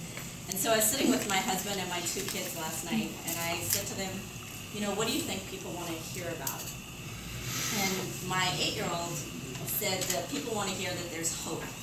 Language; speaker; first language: English; native; English